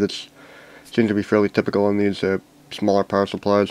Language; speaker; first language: English; native; English